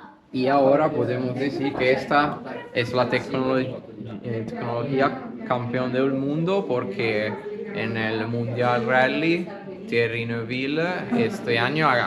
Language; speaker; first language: Spanish; non-native, learner; Italian